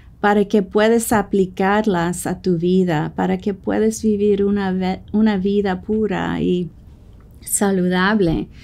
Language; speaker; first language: Spanish; non-native, fluent; English